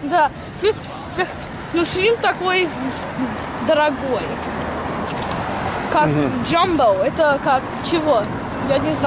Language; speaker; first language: Russian; early bilingual, heritage; Russian